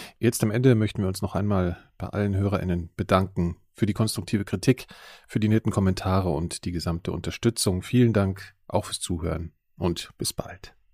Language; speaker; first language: German; native; German